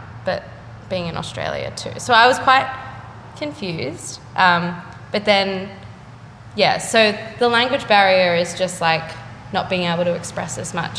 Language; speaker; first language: English; non-native, local second language; Japanese